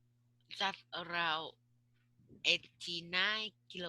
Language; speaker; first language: English; non-native, learner; Vietnamese